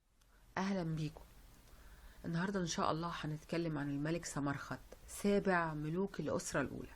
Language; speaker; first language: Arabic; native; Arabic